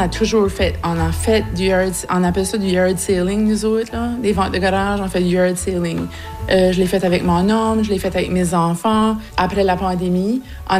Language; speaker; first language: French; native; French